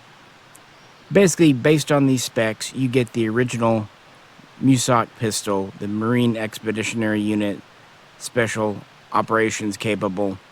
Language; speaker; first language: English; native; English